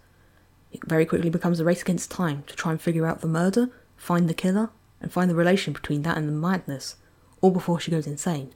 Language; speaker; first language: English; native; English